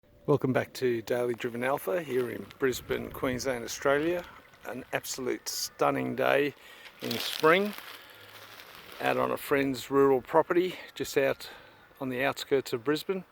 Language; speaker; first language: English; native; English